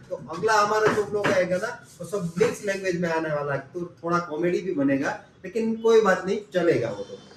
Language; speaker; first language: Hindi; non-native, local second language; Gujarati